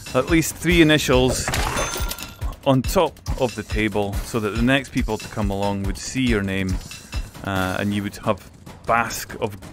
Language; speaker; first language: English; native; English